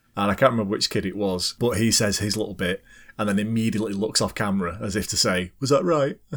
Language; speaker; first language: English; native; English